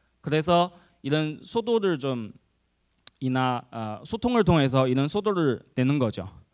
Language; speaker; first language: Korean; non-native, fluent; Chinese